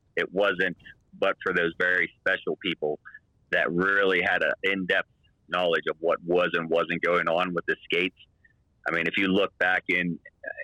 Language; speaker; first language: English; native; English